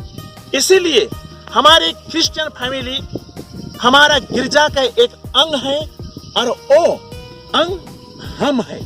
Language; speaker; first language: Hindi; non-native, local second language; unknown